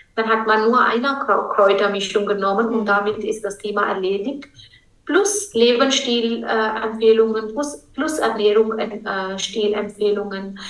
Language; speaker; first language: German; non-native, fluent; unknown